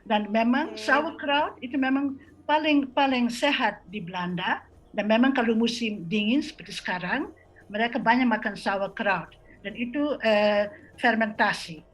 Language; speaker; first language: Indonesian; non-native, fluent; Dutch